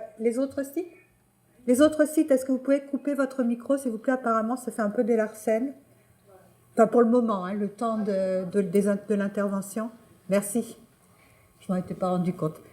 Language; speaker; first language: French; native; French